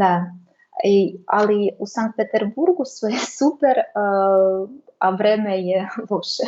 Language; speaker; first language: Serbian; non-native, learner; Russian